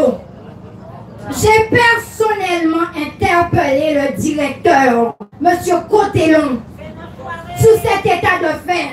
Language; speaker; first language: French; native; French